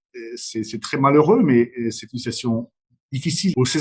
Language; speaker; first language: French; non-native, fluent; Romanian